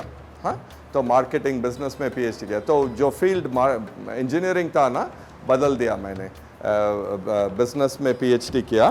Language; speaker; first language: Hindi; non-native, local second language; Tamil